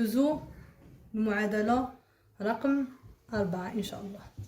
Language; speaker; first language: Arabic; native; Arabic